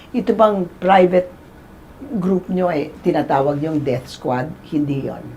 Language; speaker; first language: Filipino; native; Filipino